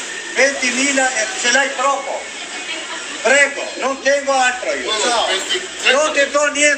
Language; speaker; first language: Italian; non-native, fluent; Albanian